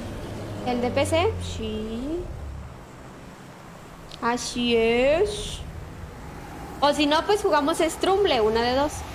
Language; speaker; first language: Spanish; native; Spanish